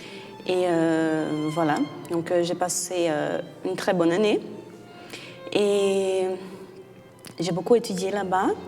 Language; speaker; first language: French; non-native, fluent; Portuguese